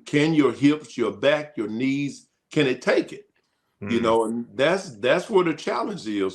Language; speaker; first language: English; native; English